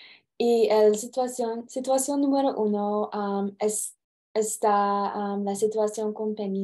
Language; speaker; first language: Spanish; non-native, learner; English